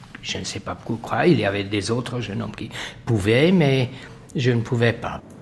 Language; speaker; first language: French; non-native, fluent; Hungarian